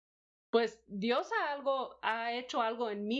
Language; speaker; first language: Spanish; non-native, fluent; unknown